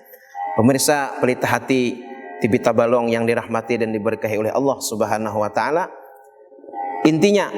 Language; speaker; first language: Indonesian; non-native, local second language; Banjar